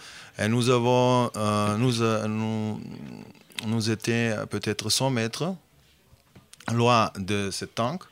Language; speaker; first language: French; non-native, fluent; Bosnian